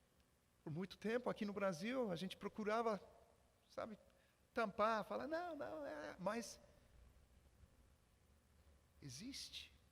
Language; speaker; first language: Portuguese; non-native, fluent; English